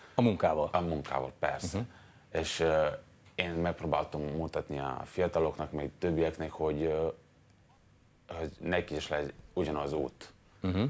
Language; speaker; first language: Hungarian; non-native, learner; Serbian